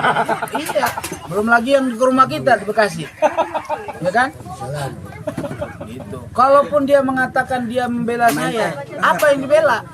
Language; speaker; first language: Indonesian; native; Indonesian